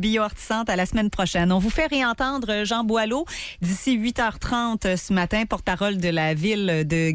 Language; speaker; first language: French; native; French